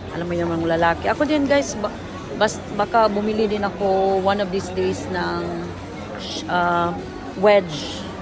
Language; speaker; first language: Filipino; non-native, local second language; Cebuano